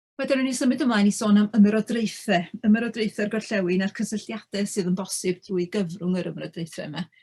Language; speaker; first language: Welsh; native; Welsh